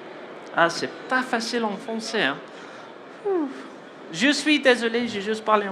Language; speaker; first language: French; non-native, learner; English